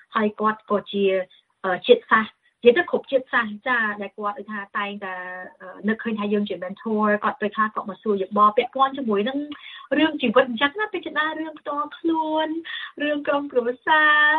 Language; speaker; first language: Khmer; early bilingual, heritage; Khmer